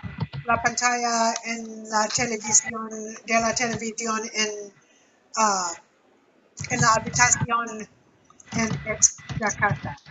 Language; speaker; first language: Spanish; non-native, learner; English